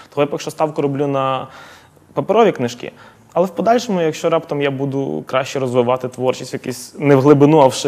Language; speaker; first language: Ukrainian; native; Ukrainian